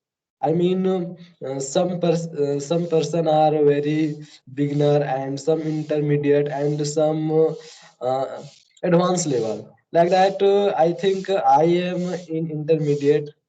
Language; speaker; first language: English; non-native, learner; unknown